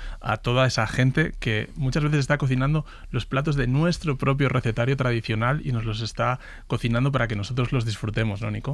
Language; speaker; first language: Spanish; native; Spanish